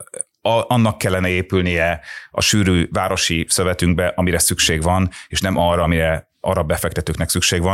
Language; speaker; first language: Hungarian; native; Hungarian